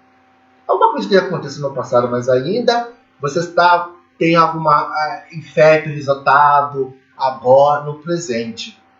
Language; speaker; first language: Portuguese; non-native, fluent; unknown